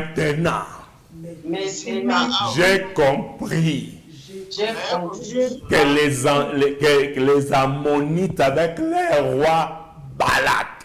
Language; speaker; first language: French; non-native, local second language; Lingala